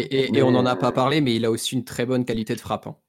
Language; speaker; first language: French; native; French